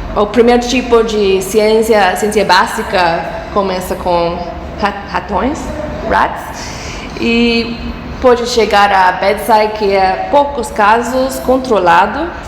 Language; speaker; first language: Portuguese; non-native, fluent; English